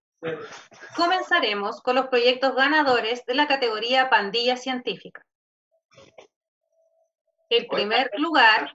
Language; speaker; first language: Spanish; native; Spanish